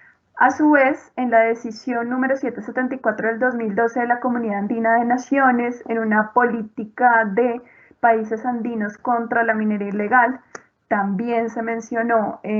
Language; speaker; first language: Spanish; native; Spanish